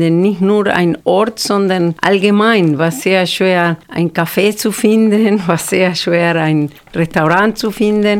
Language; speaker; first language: German; non-native, fluent; Spanish